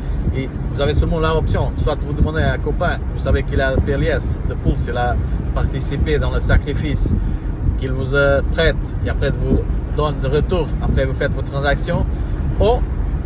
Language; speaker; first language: French; non-native, fluent; Portuguese